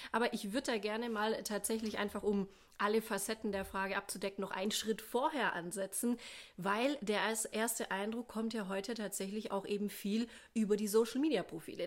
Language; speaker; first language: German; native; German